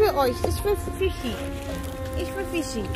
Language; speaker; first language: German; non-native, learner; Filipino